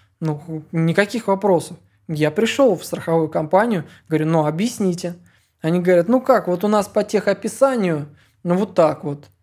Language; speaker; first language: Russian; native; Russian